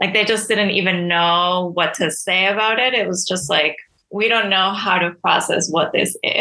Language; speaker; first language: English; non-native, fluent; Spanish